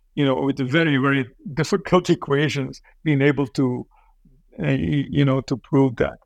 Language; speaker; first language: English; non-native, fluent; Dutch